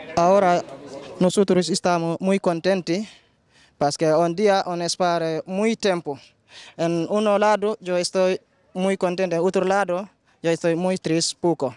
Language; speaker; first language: Spanish; non-native, learner; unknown